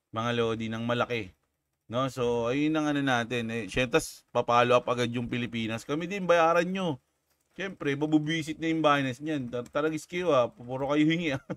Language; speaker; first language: Filipino; native; Filipino